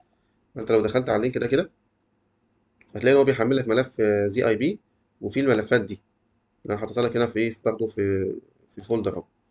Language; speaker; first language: Arabic; native; Arabic